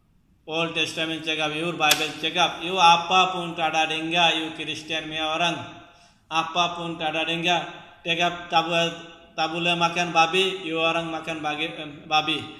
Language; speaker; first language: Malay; non-native, local second language; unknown